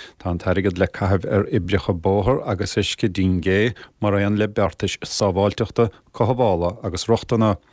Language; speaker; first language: Irish; native; Irish